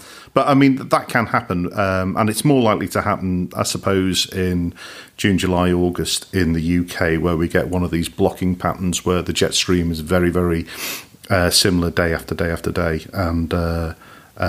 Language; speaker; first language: English; native; English